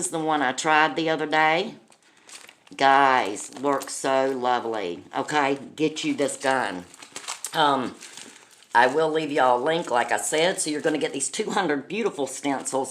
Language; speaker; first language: English; native; English